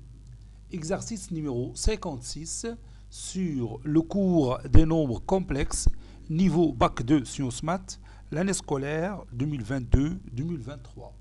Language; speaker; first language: French; non-native, local second language; Arabic